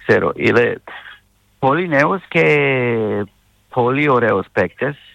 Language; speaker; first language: Greek; non-native, learner; Serbian